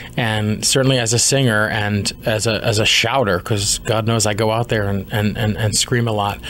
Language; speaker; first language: English; native; English